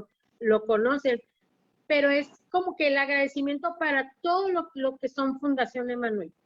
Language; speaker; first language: Spanish; native; Spanish